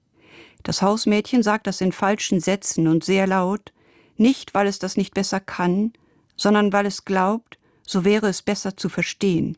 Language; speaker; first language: German; native; German